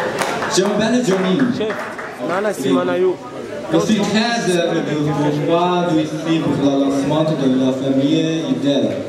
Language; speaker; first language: French; non-native, learner; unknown